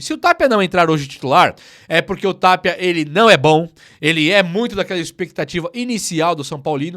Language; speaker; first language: Portuguese; native; Portuguese